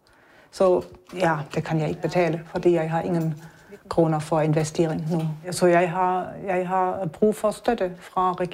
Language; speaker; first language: Danish; non-native, learner; German